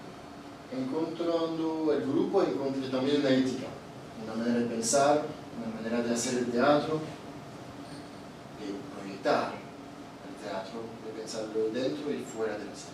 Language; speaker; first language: Spanish; non-native, fluent; Italian